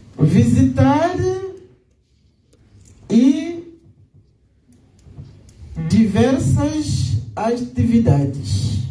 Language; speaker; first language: Portuguese; non-native, local second language; Lingala